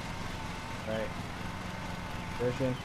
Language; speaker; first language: English; native; English